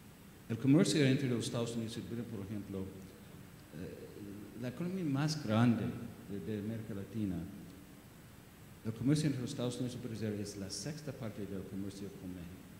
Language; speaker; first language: Spanish; non-native, learner; English